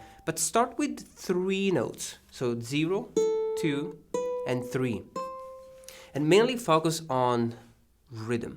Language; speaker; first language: English; non-native, fluent; Italian